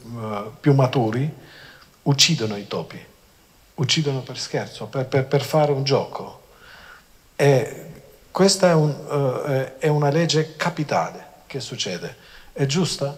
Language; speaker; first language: Italian; non-native, fluent; Albanian